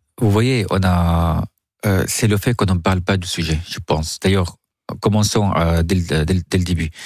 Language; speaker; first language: French; non-native, fluent; Arabic